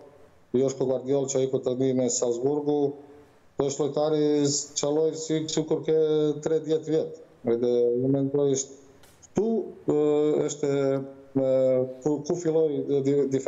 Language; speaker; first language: Albanian; non-native, learner; Croatian